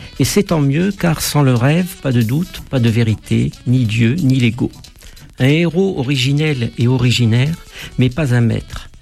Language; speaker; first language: French; native; French